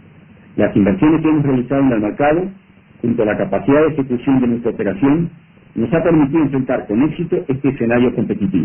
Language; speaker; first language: Spanish; native; Spanish